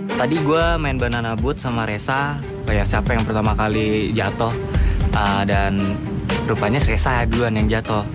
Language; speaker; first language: Indonesian; native; Indonesian